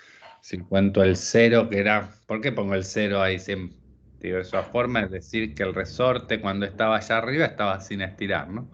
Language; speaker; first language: Spanish; native; Spanish